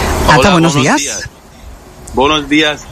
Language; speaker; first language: Spanish; non-native, fluent; Arabic